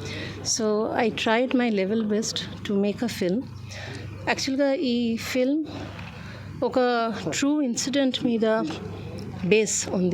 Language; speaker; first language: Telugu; non-native, learner; Bangla